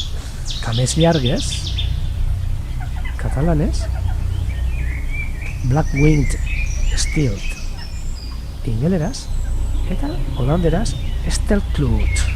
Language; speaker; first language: Basque; native; Basque